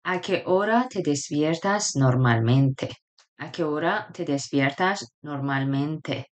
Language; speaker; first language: Spanish; non-native, fluent; Persian